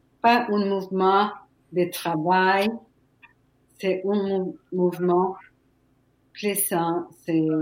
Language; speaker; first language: French; non-native, fluent; Spanish